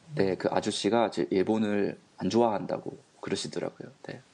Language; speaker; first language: Korean; non-native, fluent; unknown